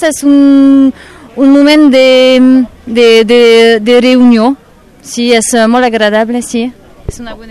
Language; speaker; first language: Catalan; non-native, fluent; French